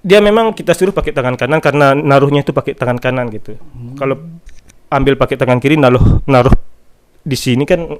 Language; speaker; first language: Indonesian; native; Indonesian